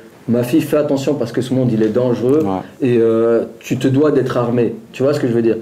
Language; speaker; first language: French; early bilingual, other home language; Arabic